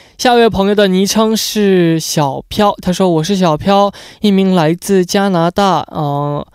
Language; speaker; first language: Chinese; native; Chinese